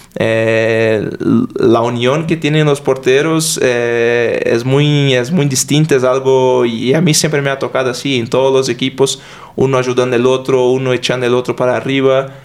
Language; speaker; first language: Spanish; non-native, fluent; Portuguese